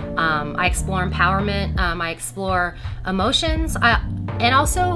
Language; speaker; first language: English; native; English